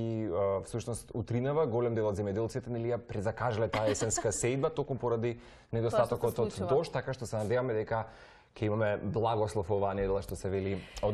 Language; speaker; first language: Macedonian; native; Macedonian